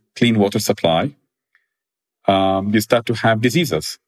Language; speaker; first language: English; non-native, fluent; Arabic